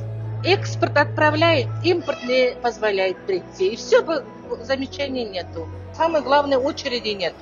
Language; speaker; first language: Russian; non-native, local second language; Kazakh